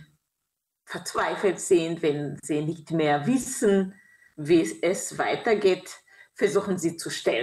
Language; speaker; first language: German; non-native, fluent; Kinyarwanda